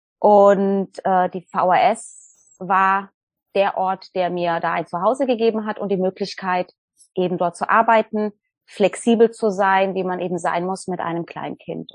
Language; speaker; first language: German; native; German